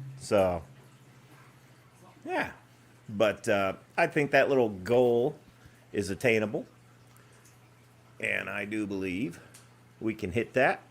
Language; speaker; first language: English; native; English